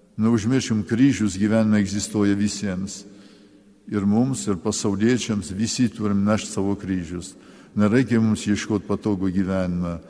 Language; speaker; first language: Lithuanian; early bilingual, heritage; Lithuanian